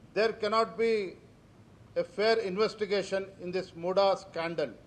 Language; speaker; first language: Hindi; native; Hindi